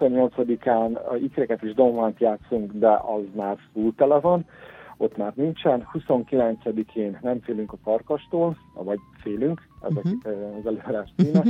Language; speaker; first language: Hungarian; native; Hungarian